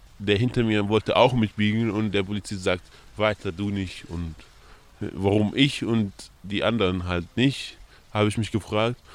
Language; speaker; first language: German; non-native, fluent; Arabic